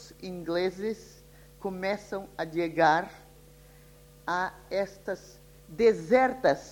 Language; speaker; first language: Spanish; non-native, fluent; Portuguese